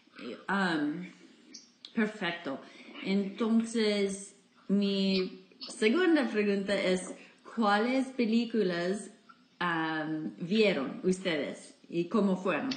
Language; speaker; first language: Spanish; non-native, fluent; English